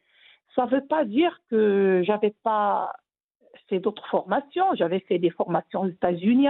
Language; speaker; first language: French; non-native, local second language; Arabic